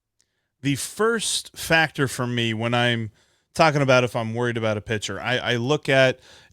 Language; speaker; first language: English; native; English